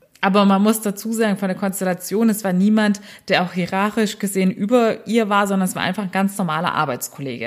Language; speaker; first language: German; early bilingual, other home language; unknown